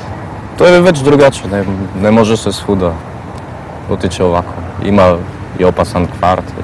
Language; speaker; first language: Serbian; non-native, fluent; French